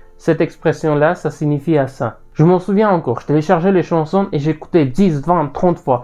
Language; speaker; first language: French; non-native, fluent; Armenian